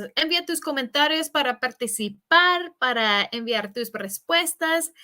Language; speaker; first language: Spanish; non-native, fluent; English